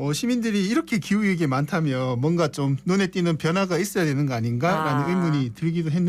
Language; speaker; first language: Korean; native; Korean